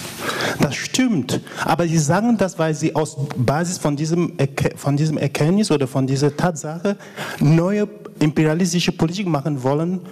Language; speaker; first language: German; non-native, fluent; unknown